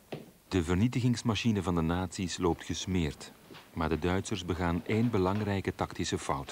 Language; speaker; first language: Dutch; native; Dutch